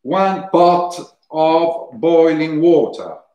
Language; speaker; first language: English; non-native, fluent; Italian